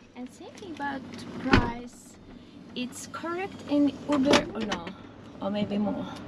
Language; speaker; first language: English; non-native, learner; Russian